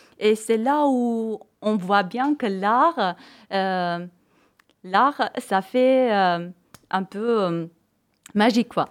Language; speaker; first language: French; non-native, fluent; Armenian